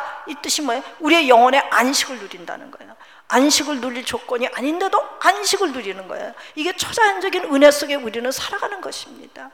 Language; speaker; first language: Korean; native; Korean